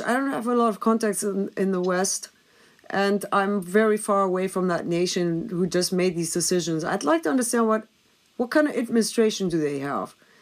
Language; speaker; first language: English; non-native, fluent; German